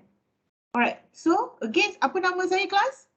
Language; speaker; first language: Malay; native; Malay